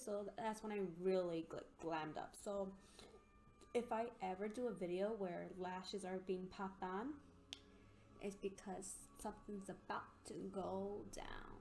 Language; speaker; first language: English; native; English